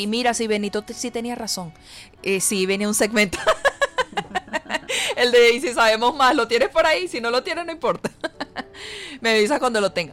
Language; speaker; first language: Spanish; native; Spanish